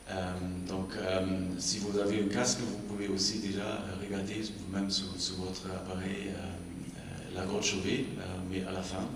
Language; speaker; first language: French; non-native, fluent; German